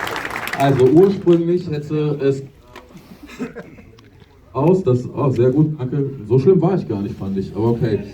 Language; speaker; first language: German; native; German